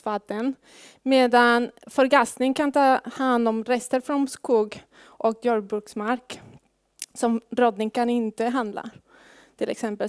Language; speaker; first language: Swedish; non-native, fluent; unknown